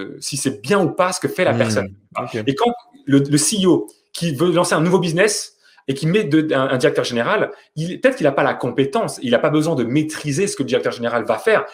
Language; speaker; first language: French; native; French